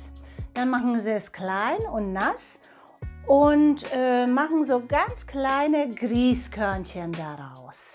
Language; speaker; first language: German; non-native, fluent; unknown